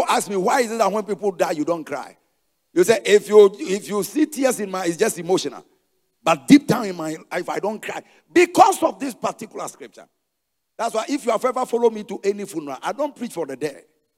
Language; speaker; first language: English; non-native, local second language; Akan